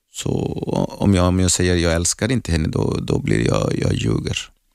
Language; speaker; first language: Swedish; non-native, learner; Arabic